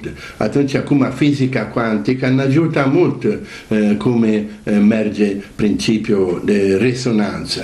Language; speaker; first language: Romanian; non-native, learner; Italian